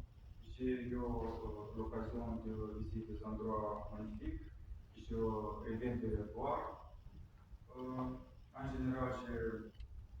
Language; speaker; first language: French; non-native, fluent; Romanian